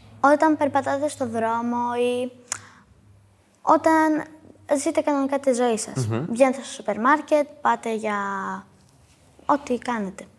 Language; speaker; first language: Greek; native; Greek